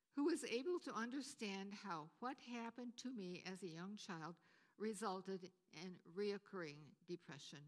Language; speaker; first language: English; native; English